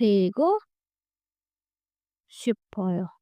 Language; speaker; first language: Korean; non-native, learner; Hindi